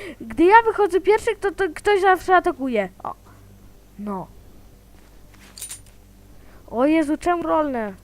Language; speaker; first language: Polish; native; Polish